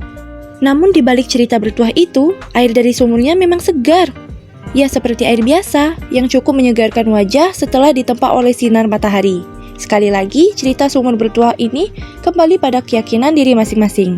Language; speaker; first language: Indonesian; native; Indonesian